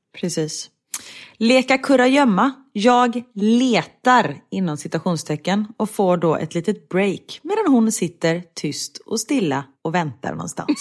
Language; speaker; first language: Swedish; native; Swedish